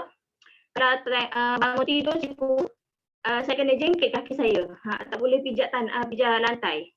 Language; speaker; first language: Malay; native; Malay